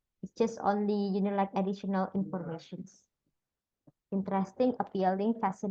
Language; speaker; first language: English; non-native, fluent; Indonesian